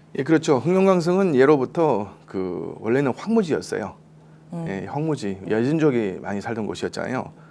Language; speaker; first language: Korean; native; Korean